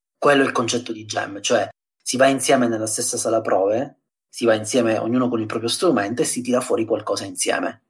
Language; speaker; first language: Italian; native; Italian